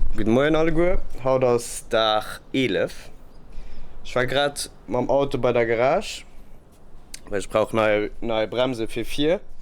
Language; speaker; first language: Luxembourgish; early bilingual, other home language; Portuguese